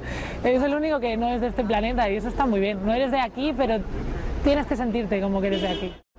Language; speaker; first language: Spanish; native; Spanish